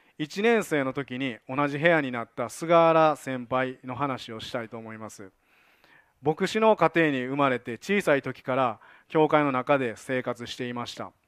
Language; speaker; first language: Japanese; native; Japanese